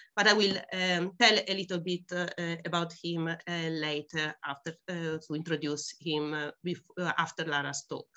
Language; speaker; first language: English; non-native, fluent; Italian